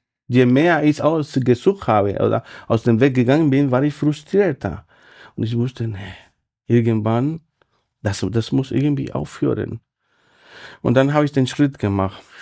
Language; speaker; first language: German; non-native, fluent; Spanish